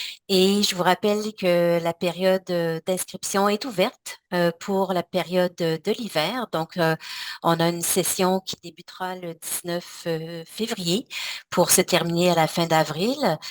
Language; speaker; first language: French; native; French